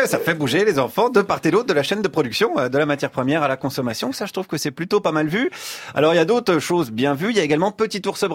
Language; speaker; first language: French; native; French